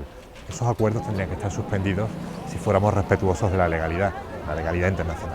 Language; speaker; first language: Spanish; native; Spanish